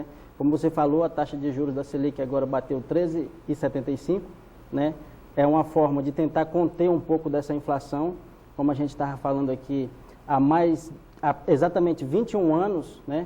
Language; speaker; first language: Portuguese; native; Portuguese